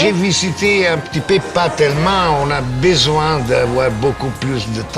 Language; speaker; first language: French; non-native, fluent; Italian